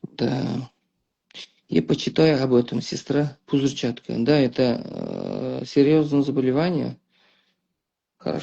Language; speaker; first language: Russian; non-native, local second language; Uzbek